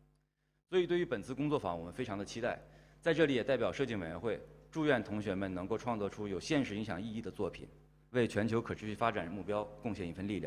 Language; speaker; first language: Chinese; native; Chinese